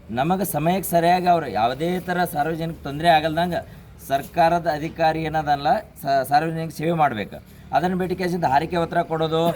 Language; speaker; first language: Kannada; non-native, local second language; Lambadi